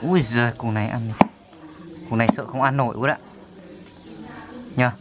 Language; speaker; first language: Vietnamese; native; Vietnamese